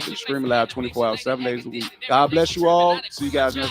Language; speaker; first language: English; native; English